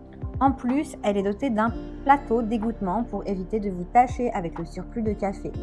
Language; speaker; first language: French; native; French